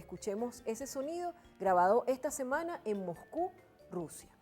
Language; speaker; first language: Spanish; native; Spanish